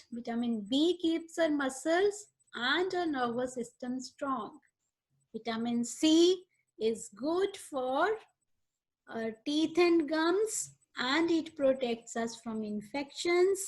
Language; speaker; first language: English; non-native, local second language; Hindi